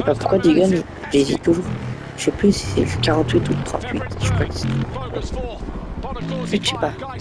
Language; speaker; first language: French; native; French